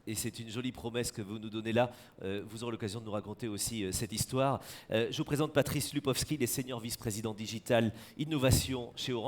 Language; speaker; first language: French; native; French